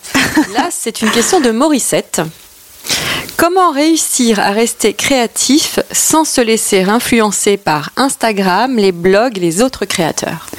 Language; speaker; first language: French; native; French